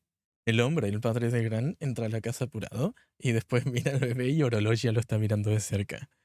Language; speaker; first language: Spanish; native; Spanish